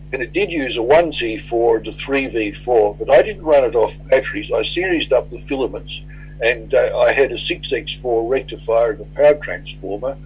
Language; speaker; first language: English; native; English